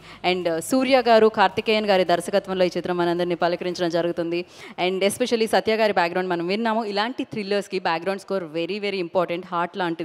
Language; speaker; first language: Telugu; native; Telugu